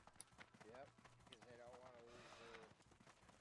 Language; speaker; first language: English; native; English